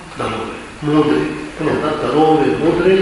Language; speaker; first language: Russian; non-native, learner; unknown